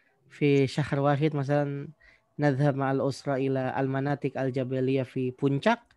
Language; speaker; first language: Arabic; non-native, fluent; Indonesian